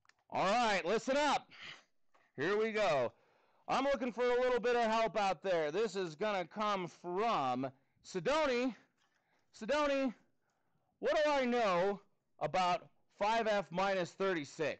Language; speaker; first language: English; native; English